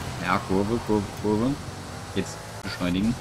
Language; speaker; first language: German; native; German